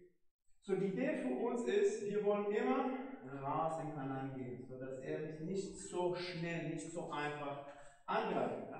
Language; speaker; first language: German; non-native, fluent; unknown